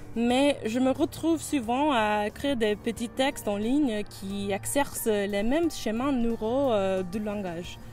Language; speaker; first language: French; non-native, fluent; English